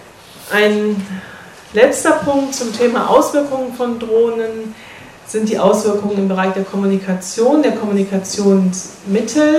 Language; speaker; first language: German; native; German